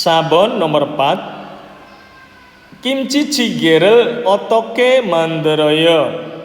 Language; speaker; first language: Korean; non-native, learner; Indonesian